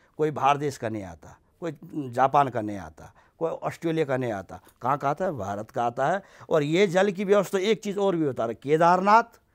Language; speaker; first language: Hindi; native; Hindi